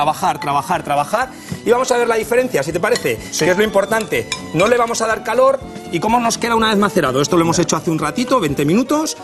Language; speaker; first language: Spanish; native; Spanish